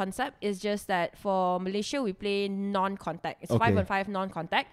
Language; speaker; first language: English; non-native, local second language; Malay